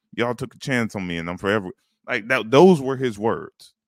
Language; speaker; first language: English; native; English